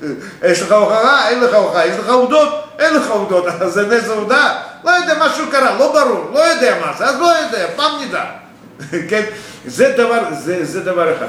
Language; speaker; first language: Hebrew; non-native, fluent; Russian